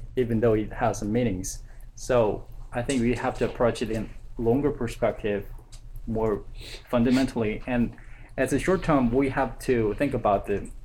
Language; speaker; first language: English; non-native, fluent; Korean